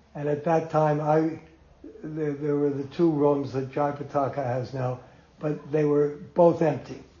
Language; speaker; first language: English; native; English